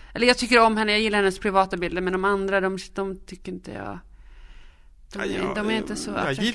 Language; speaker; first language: Swedish; native; Swedish